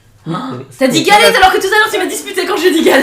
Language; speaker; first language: French; native; French